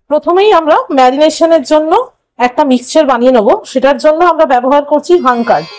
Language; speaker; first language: Bangla; non-native, local second language; Hindi